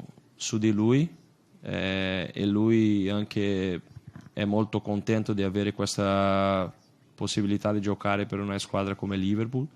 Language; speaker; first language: Italian; non-native, fluent; Portuguese